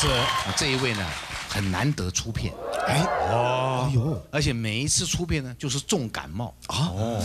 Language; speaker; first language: Chinese; native; Chinese